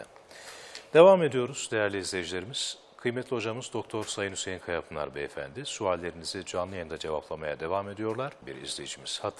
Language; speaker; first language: Turkish; native; Turkish